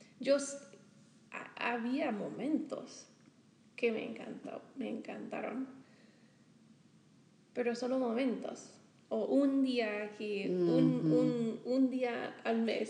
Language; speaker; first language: Spanish; non-native, fluent; English